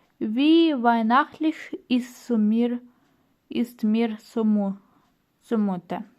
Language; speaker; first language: German; non-native, learner; Ukrainian